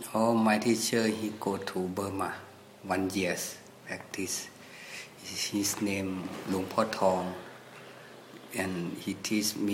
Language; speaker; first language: English; non-native, learner; Thai